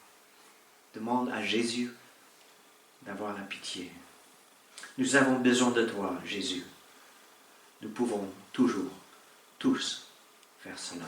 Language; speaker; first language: French; native; French